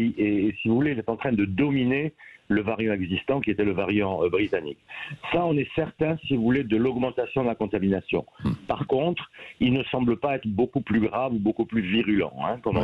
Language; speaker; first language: French; native; French